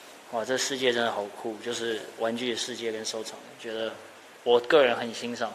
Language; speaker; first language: Chinese; early bilingual, heritage; Chinese